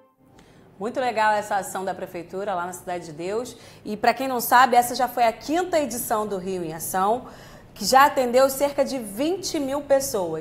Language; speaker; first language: Portuguese; native; Portuguese